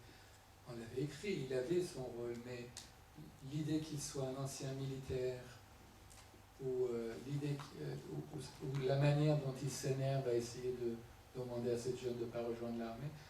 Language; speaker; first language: French; non-native, fluent; Persian